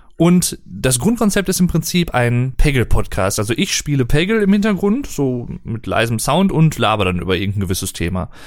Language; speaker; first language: German; native; German